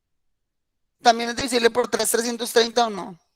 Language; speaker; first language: Spanish; native; Spanish